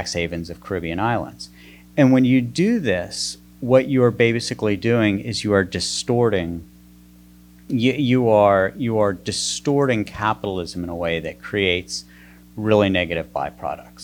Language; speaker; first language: English; native; English